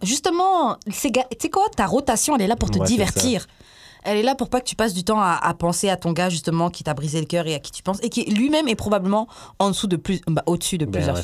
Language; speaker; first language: French; native; French